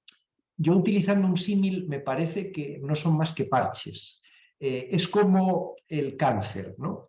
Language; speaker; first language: Spanish; native; Spanish